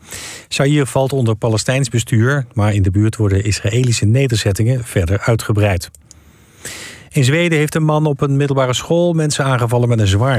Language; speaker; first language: Dutch; native; Dutch